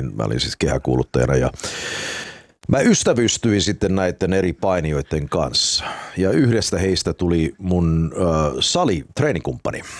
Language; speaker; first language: Finnish; early bilingual, heritage; English